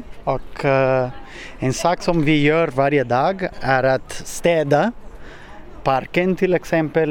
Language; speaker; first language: Swedish; non-native, learner; Portuguese